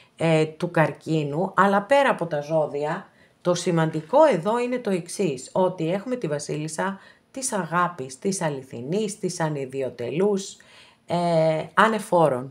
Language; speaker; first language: Greek; native; Greek